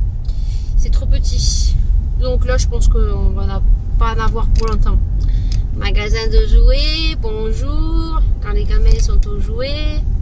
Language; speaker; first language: French; native; French